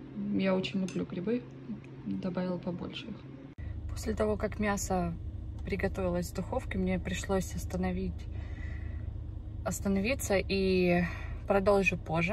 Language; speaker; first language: Russian; early bilingual, heritage; Russian